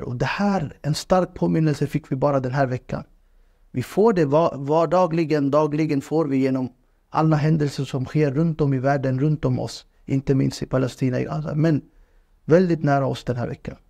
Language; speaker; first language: Swedish; non-native, fluent; Urdu